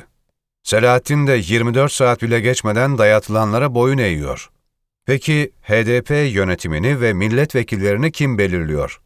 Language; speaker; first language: Turkish; native; Turkish